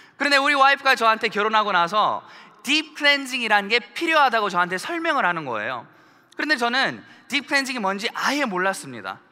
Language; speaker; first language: Korean; early bilingual, heritage; Korean